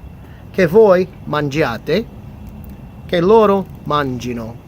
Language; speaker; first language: Italian; non-native, fluent; English